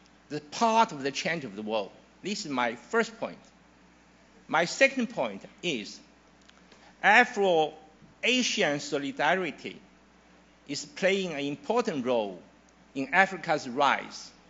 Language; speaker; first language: English; non-native, fluent; Chinese